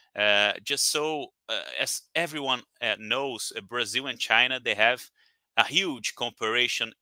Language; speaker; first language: English; non-native, fluent; Portuguese